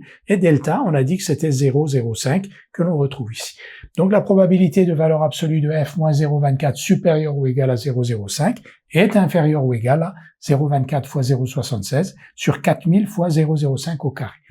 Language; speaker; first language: French; native; French